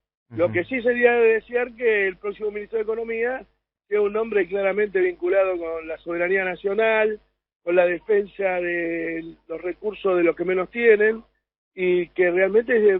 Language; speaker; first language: Spanish; native; Spanish